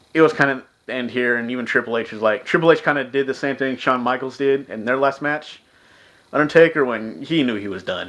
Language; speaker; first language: English; native; English